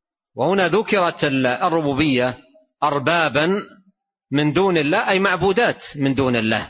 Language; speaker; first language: Arabic; native; Arabic